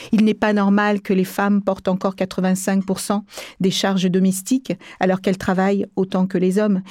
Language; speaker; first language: French; early bilingual, other home language; Kabuverdianu